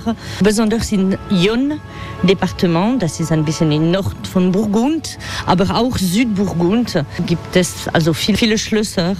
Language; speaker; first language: German; non-native, fluent; French